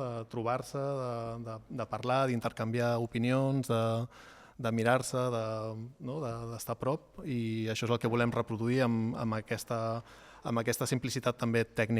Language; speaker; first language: Catalan; native; Catalan